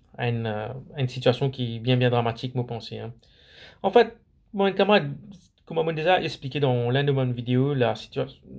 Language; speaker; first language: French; non-native, local second language; Morisyen